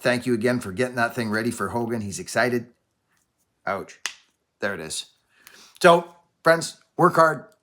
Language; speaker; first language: English; native; English